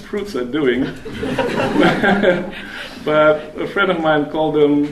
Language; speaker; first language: English; non-native, local second language; Malay